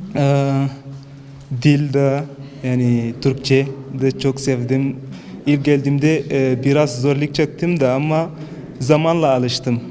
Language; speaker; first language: Turkish; non-native, fluent; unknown